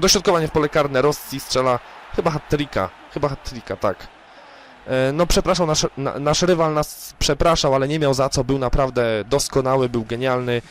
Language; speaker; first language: Polish; native; Polish